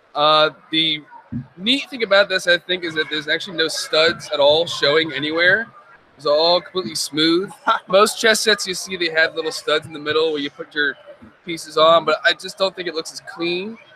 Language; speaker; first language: English; native; English